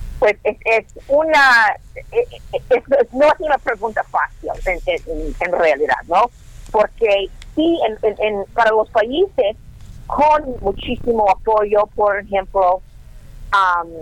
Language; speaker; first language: Spanish; non-native, learner; English